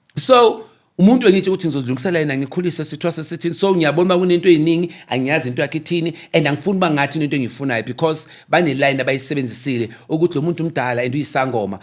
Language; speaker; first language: Zulu; non-native, local second language; Xhosa